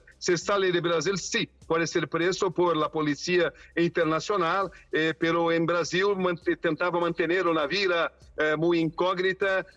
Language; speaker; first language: Spanish; non-native, fluent; Portuguese